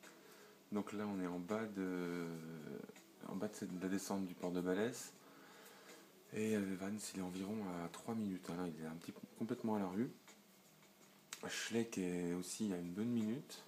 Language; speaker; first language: French; native; French